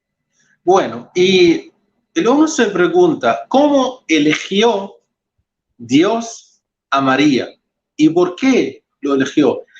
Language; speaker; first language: Spanish; non-native, fluent; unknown